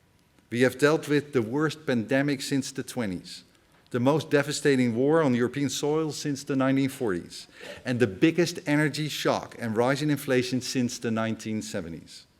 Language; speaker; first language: English; non-native, fluent; Dutch